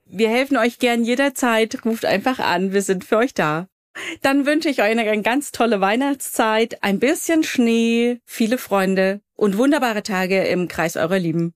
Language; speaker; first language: German; native; German